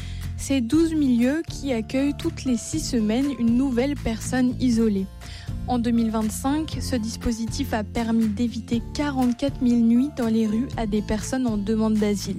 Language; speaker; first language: French; native; French